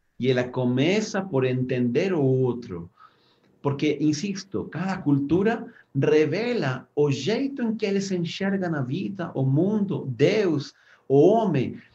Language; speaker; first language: Portuguese; non-native, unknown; Spanish